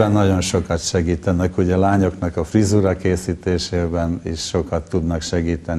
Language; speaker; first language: Hungarian; native; Hungarian